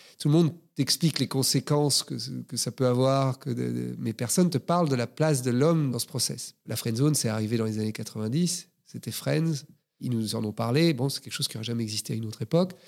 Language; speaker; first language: French; native; French